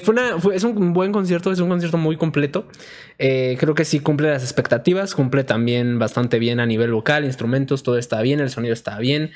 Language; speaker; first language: Spanish; native; Spanish